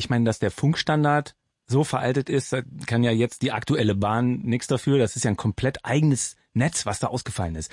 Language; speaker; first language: German; native; German